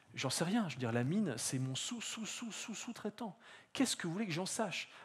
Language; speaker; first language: French; native; French